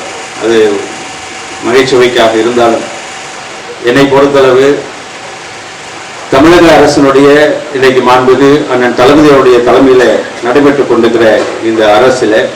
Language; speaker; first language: Tamil; native; Tamil